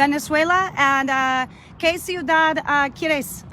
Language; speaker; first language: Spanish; non-native, learner; English